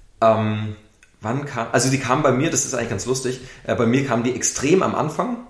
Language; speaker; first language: German; native; German